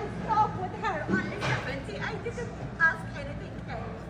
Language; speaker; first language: English; non-native, learner; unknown